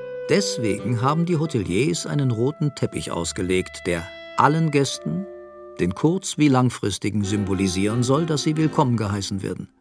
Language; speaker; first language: German; native; German